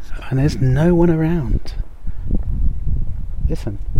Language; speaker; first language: English; native; English